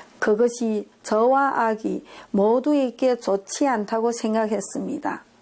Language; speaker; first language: Korean; non-native, fluent; Chinese